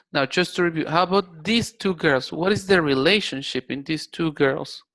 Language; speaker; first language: English; non-native, fluent; Spanish